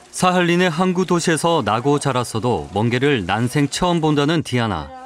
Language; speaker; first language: Korean; native; Korean